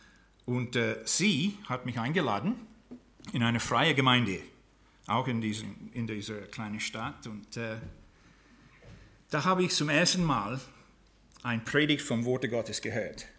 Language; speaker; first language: German; non-native, fluent; English